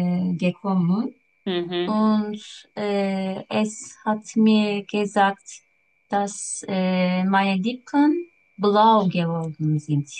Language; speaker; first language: German; non-native, learner; Turkish